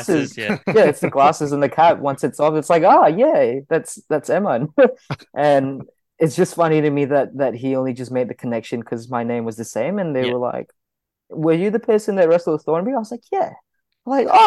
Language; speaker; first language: English; non-native, local second language; Malay